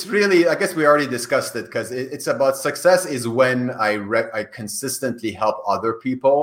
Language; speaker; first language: English; non-native, fluent; Persian